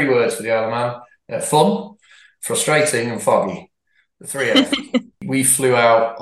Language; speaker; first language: English; native; English